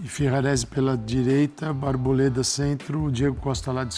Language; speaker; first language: Portuguese; native; Portuguese